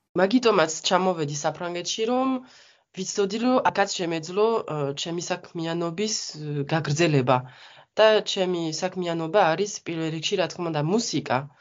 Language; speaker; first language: Georgian; non-native, fluent; French